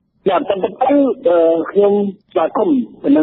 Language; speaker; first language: Khmer; non-native, fluent; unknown